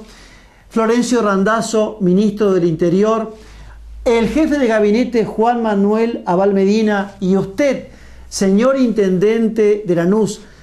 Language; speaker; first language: Spanish; native; Spanish